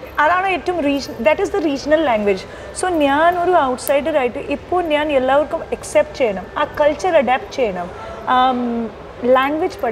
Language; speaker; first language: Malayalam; non-native, local second language; Hindi